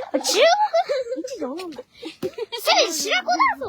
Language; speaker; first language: Japanese; native; Japanese